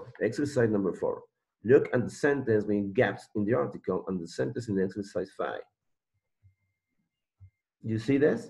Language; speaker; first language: English; non-native, learner; Spanish